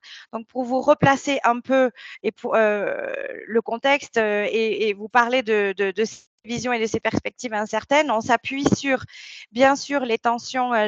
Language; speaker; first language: French; native; French